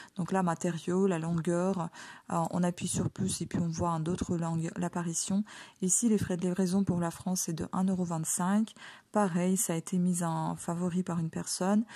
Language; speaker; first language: French; non-native, fluent; Ukrainian